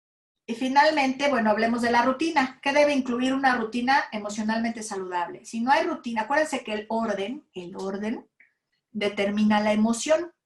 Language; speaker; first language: Spanish; native; Spanish